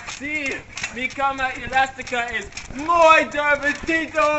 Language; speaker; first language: Spanish; non-native, learner; English